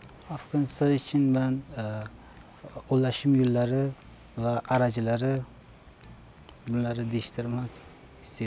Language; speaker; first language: Turkish; non-native, learner; Uzbek